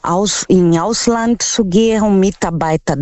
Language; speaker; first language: German; non-native, learner; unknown